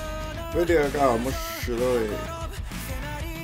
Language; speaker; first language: Japanese; non-native, learner; English